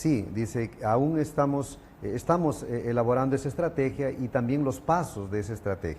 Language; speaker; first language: Spanish; non-native, fluent; Portuguese